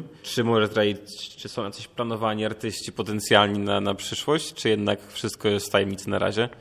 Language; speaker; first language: Polish; native; Polish